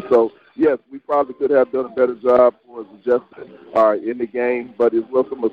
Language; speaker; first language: English; native; English